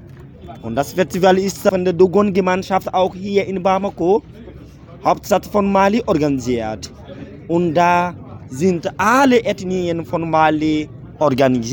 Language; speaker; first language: German; non-native, fluent; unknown